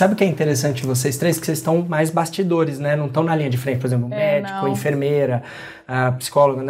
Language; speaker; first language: Portuguese; native; Portuguese